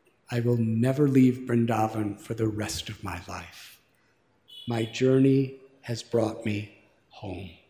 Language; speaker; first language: English; native; English